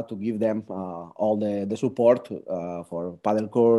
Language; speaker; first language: English; non-native, fluent; Spanish